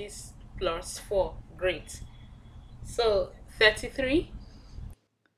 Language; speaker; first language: English; non-native, local second language; Igbo